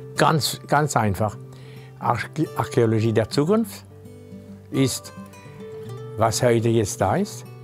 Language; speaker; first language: German; non-native, local second language; Swiss German